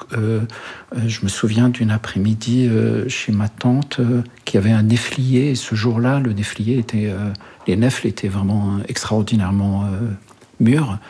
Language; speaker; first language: French; early bilingual, other home language; Arabic